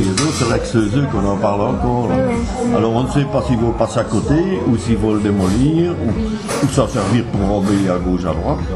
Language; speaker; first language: French; native; French